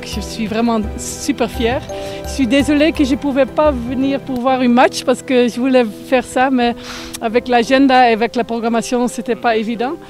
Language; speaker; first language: French; non-native, fluent; Dutch